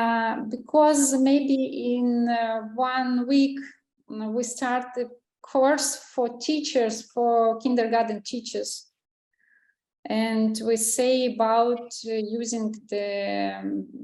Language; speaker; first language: English; non-native, learner; Russian